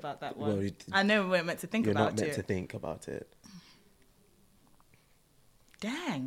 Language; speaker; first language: English; native; English